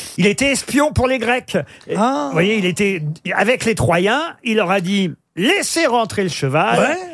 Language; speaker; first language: French; native; French